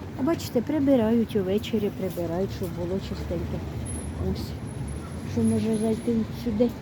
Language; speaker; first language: Ukrainian; native; Ukrainian